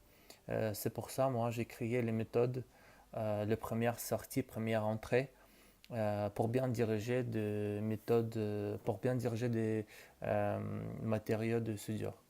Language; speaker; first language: French; non-native, learner; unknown